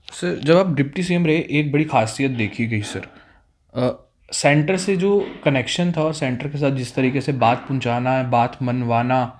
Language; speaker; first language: Hindi; non-native, local second language; Kashmiri